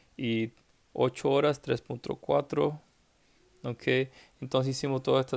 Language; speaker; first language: Spanish; early bilingual, heritage; English